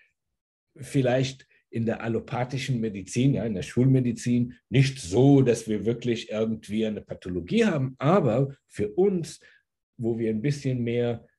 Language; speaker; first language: German; early bilingual, heritage; German